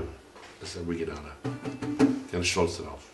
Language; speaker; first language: German; non-native, fluent; English